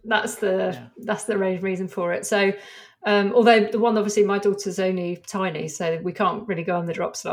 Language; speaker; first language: English; native; English